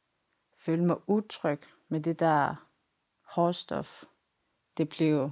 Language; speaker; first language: Danish; non-native, local second language; Kalaallisut